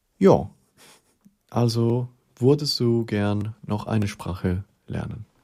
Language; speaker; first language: German; non-native, fluent; Spanish